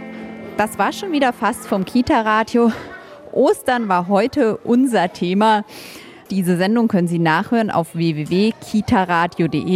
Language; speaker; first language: German; native; German